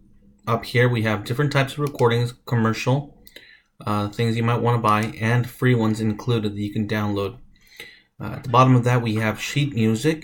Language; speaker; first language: English; native; English